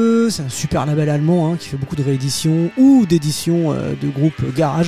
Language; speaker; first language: French; native; French